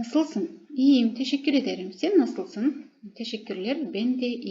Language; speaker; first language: Turkish; non-native, fluent; Kazakh